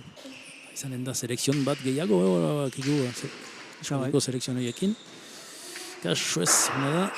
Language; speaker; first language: Basque; native; Basque